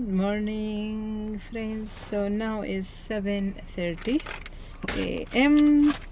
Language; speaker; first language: English; non-native, learner; Arabic